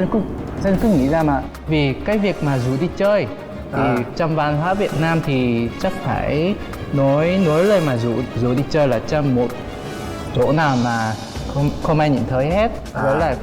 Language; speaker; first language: Vietnamese; non-native, fluent; Korean